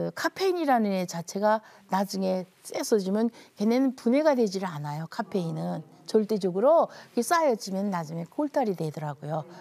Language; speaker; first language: Korean; native; Korean